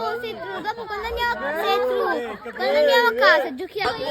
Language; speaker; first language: Italian; early bilingual, other home language; Sinhala